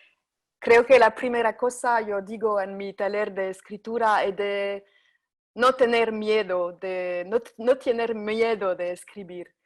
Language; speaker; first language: Spanish; non-native, fluent; French